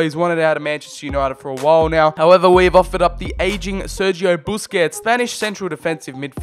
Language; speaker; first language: English; native; English